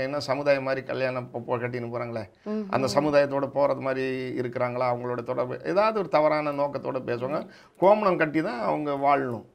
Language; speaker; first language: Tamil; non-native, local second language; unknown